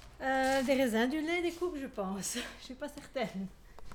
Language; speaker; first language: French; native; French